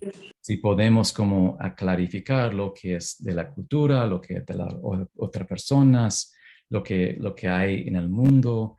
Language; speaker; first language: Spanish; non-native, fluent; English